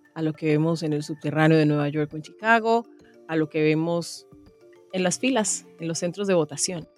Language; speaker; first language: Spanish; native; Spanish